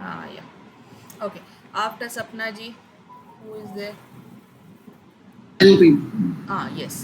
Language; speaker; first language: English; non-native, local second language; Tamil